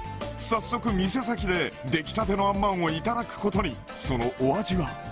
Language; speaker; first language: Japanese; native; Japanese